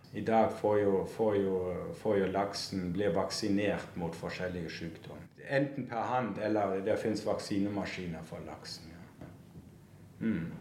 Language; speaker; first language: Norwegian; non-native, fluent; German